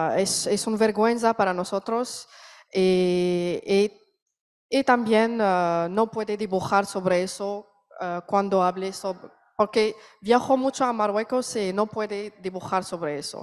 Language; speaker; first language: Spanish; non-native, learner; Arabic